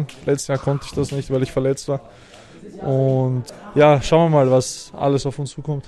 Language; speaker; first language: German; early bilingual, other home language; Serbian